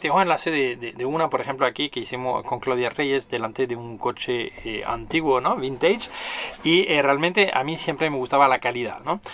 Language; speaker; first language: Spanish; non-native, fluent; French